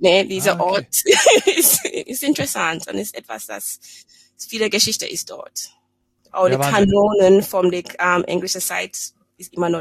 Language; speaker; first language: German; non-native, fluent; English